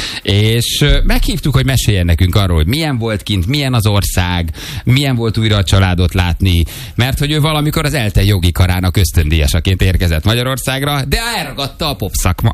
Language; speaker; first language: Hungarian; native; Hungarian